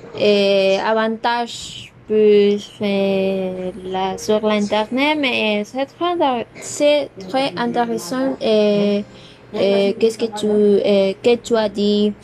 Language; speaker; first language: French; non-native, learner; Spanish